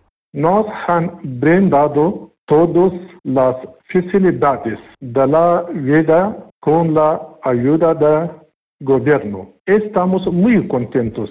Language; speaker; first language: Spanish; non-native, learner; Pashto